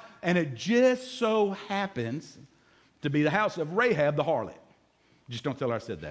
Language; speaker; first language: English; native; English